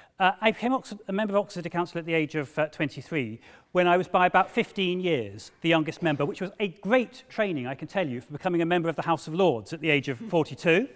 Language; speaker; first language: English; native; English